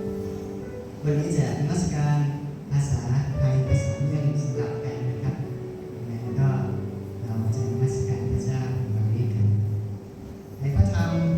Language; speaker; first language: Thai; non-native, local second language; Iu Mien